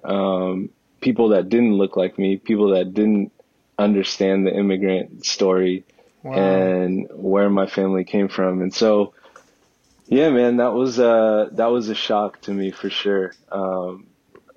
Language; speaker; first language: English; early bilingual, other home language; Spanish